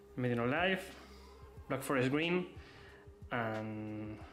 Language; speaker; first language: English; non-native, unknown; Spanish